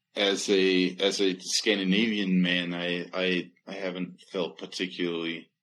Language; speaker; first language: English; non-native, fluent; Danish